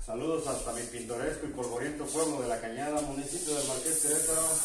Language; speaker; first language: Spanish; native; Spanish